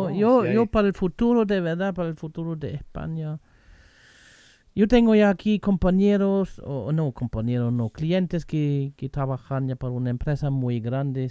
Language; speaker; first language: Spanish; non-native, learner; German